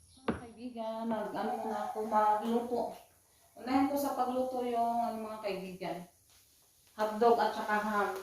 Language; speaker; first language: Filipino; non-native, local second language; Cebuano